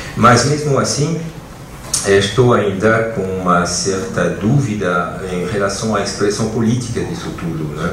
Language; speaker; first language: Portuguese; non-native, fluent; French